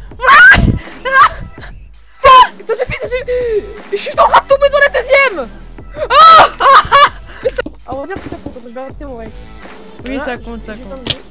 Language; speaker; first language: French; native; French